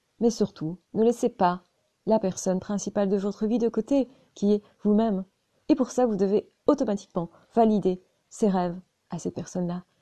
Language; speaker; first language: French; native; French